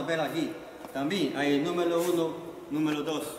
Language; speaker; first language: Spanish; non-native, learner; Chinese